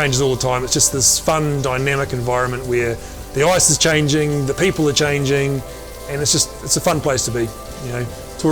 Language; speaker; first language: English; native; English